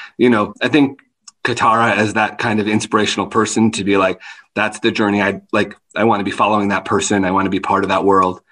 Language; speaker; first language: English; native; English